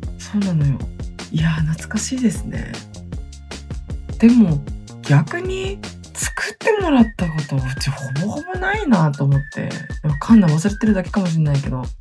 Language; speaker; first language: Japanese; native; Japanese